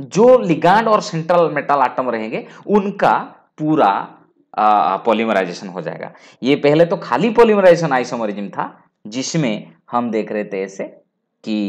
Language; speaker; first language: Hindi; non-native, local second language; Bangla